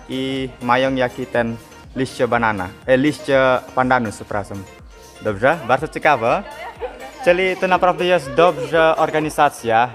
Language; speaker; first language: Polish; non-native, learner; Balinese